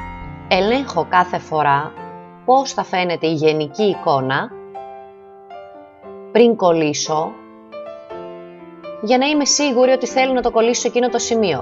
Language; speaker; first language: Greek; native; Greek